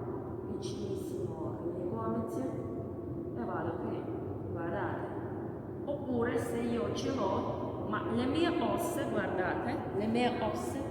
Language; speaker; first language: Italian; non-native, learner; Russian